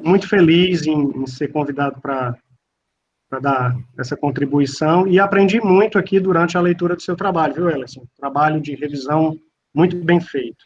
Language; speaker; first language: Portuguese; native; Portuguese